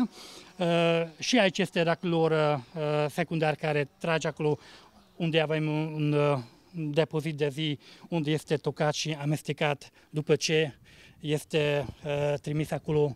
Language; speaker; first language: Romanian; non-native, local second language; Hungarian